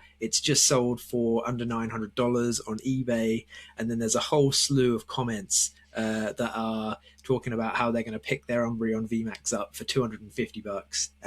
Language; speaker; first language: English; native; English